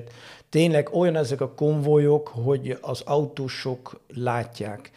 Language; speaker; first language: Hungarian; non-native, fluent; Dutch